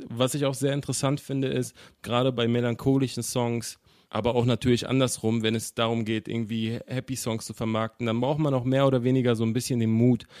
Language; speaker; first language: German; native; German